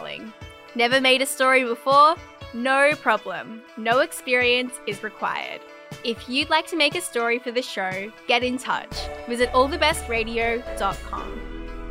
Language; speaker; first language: English; native; English